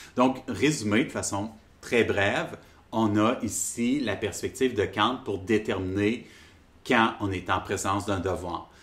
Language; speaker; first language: French; native; French